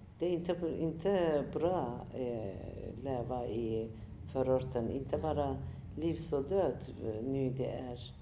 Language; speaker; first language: Swedish; non-native, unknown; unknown